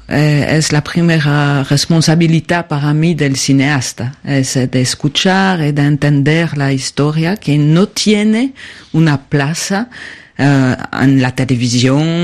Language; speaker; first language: Spanish; non-native, fluent; French